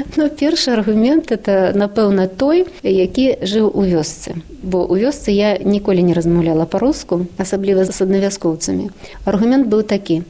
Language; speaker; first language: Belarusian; non-native, local second language; Russian